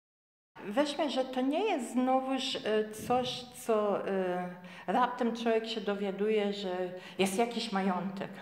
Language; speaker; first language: Polish; early bilingual, heritage; Polish